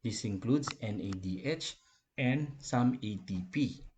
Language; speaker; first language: English; non-native, local second language; Filipino